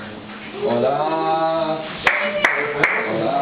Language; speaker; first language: Spanish; non-native, learner; German